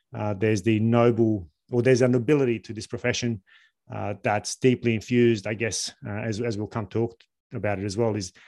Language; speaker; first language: English; early bilingual, other home language; Bosnian